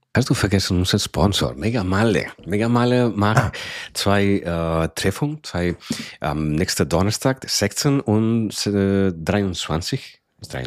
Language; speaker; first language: German; non-native, fluent; Spanish